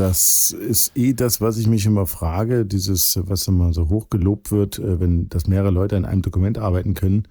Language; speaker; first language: German; native; German